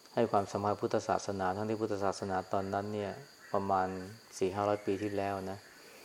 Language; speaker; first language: Thai; native; Thai